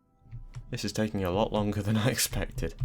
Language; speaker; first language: English; native; English